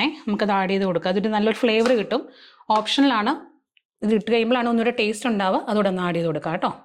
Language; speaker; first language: Malayalam; native; Malayalam